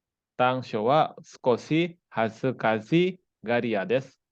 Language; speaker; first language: Japanese; non-native, fluent; Indonesian